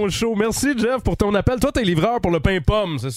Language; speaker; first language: French; native; French